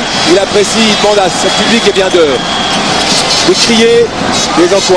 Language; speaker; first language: French; native; French